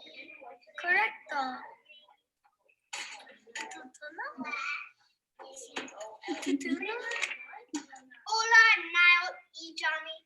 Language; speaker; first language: Spanish; non-native, learner; English